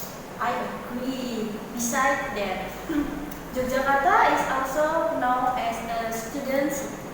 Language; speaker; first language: English; non-native, learner; Indonesian